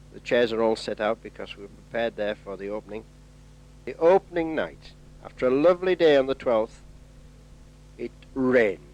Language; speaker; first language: English; native; English